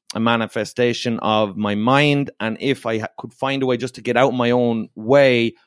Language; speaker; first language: English; native; English